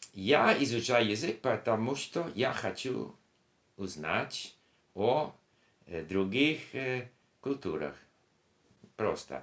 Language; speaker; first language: Russian; non-native, learner; English